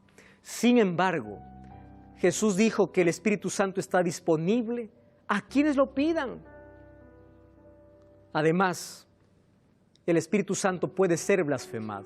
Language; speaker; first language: Spanish; native; Spanish